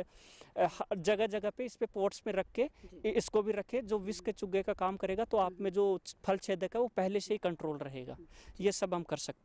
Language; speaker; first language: Hindi; native; Hindi